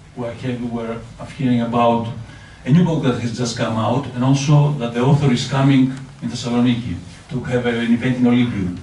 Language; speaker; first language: English; non-native, fluent; Greek